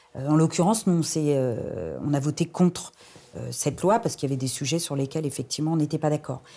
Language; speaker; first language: French; native; French